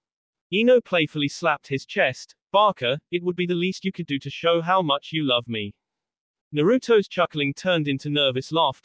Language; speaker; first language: English; native; English